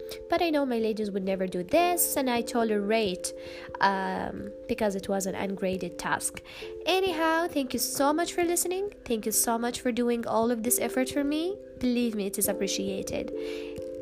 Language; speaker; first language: English; non-native, fluent; Arabic